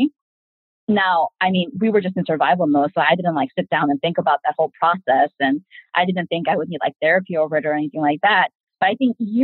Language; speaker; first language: English; early bilingual, other home language; Korean